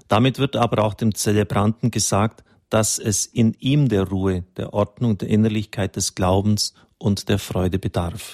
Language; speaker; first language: German; native; German